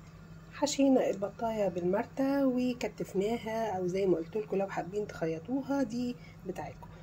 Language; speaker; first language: Arabic; native; Arabic